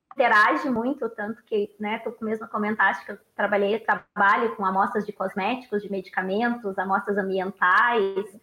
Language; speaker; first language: Portuguese; native; Portuguese